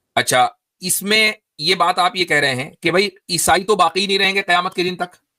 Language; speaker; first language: Urdu; native; Urdu